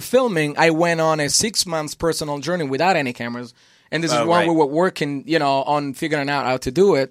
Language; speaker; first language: English; non-native, fluent; Italian